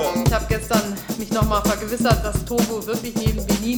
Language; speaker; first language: German; native; German